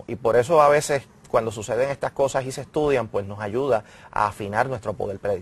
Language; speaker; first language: Spanish; native; Spanish